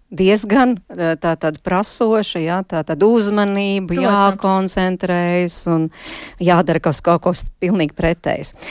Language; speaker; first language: Latvian; native; Latvian